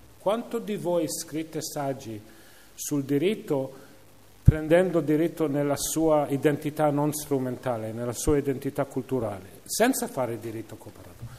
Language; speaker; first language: Italian; non-native, fluent; English